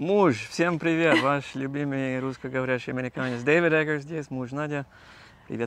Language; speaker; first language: Russian; non-native, learner; English